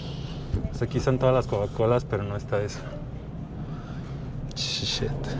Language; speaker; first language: Spanish; native; Spanish